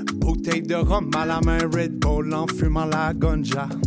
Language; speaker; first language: French; native; French